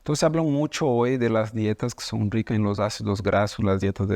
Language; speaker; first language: Spanish; native; Spanish